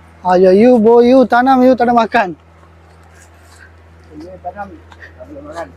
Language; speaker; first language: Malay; non-native, learner; Bangla